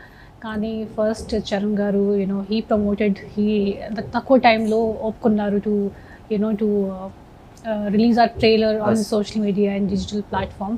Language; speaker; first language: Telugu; non-native, fluent; Hindi